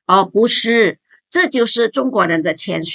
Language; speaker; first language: Chinese; non-native, fluent; Indonesian